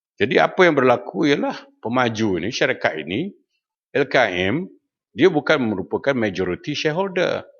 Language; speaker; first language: Malay; native; Malay